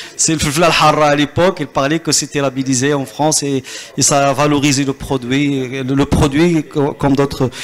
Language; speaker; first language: French; non-native, local second language; Arabic